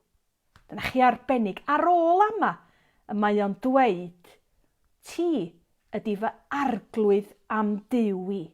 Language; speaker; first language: Welsh; native; Welsh